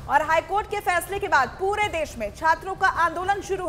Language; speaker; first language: Hindi; native; Hindi